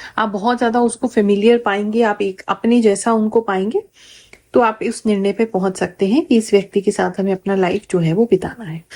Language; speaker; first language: Hindi; native; Hindi